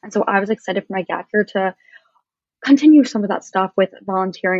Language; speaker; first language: English; native; English